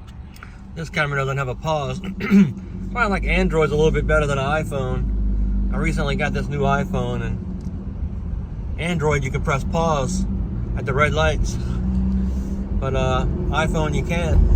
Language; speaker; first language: English; native; English